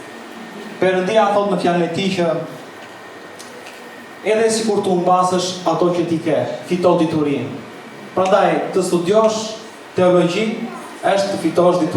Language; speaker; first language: Albanian; native; Albanian